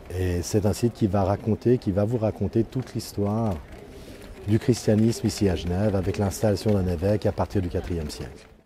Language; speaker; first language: French; native; French